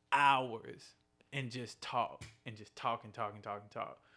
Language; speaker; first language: English; native; English